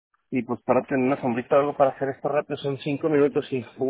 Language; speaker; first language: Spanish; native; Spanish